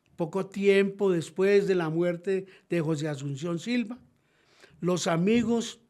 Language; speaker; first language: Spanish; native; Spanish